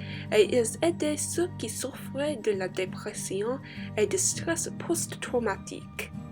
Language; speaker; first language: French; non-native, learner; English